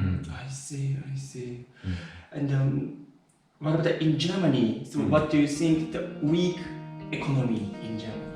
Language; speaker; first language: English; non-native, learner; Japanese